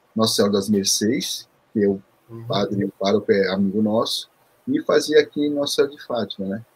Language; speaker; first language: Portuguese; early bilingual, other home language; Korean